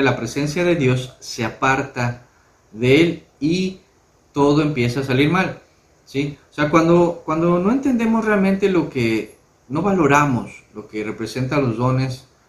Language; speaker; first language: Spanish; native; Spanish